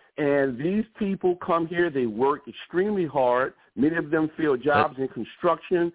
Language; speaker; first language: English; native; English